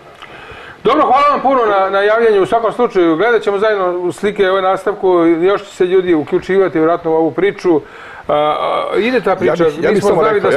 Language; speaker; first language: Croatian; native; Croatian